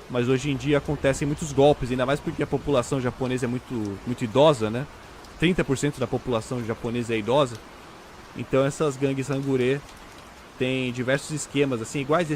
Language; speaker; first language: Portuguese; native; Portuguese